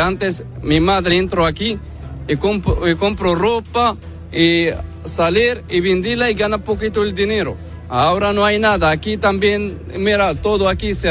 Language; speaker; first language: Spanish; non-native, learner; Arabic